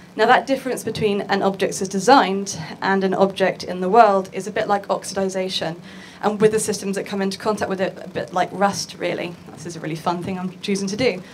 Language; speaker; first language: English; native; English